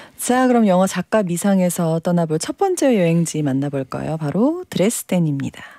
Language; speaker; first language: Korean; native; Korean